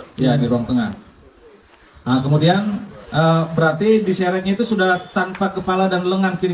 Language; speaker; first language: Indonesian; native; Indonesian